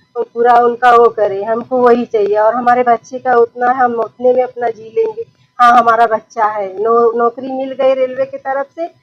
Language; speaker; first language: Hindi; native; Hindi